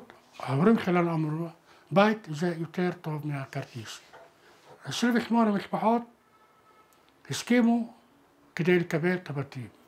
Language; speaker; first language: Hebrew; non-native, local second language; Arabic